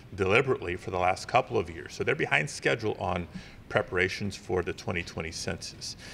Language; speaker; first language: English; early bilingual, other home language; Spanish